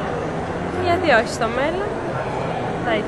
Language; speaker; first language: Greek; non-native, fluent; Albanian